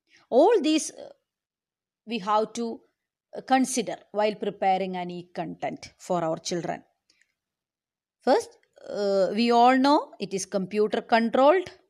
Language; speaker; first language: English; non-native, local second language; Malayalam